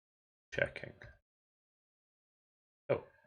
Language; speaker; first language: English; native; English